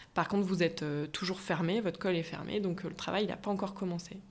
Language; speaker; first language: French; native; French